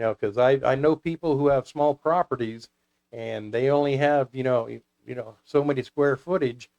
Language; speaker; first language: English; native; English